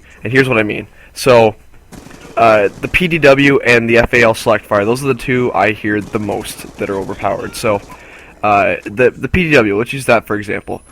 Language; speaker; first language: English; native; English